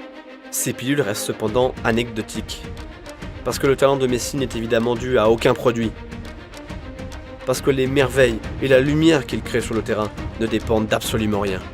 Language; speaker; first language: French; native; French